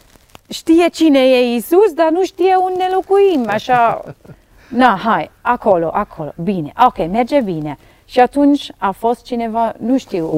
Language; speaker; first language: Romanian; non-native, learner; Dutch